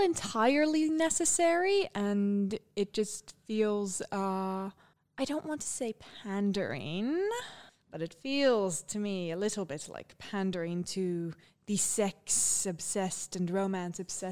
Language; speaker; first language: English; native; English